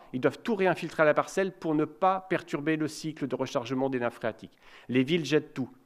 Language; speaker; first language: French; native; French